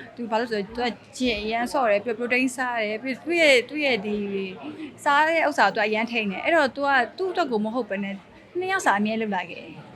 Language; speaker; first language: Burmese; non-native, local second language; Mon